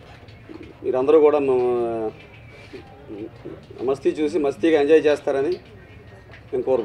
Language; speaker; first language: Telugu; native; Telugu